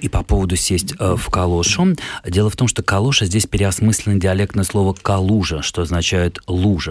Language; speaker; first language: Russian; native; Russian